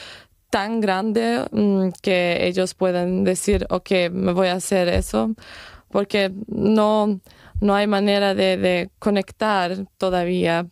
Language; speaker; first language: Spanish; non-native, fluent; German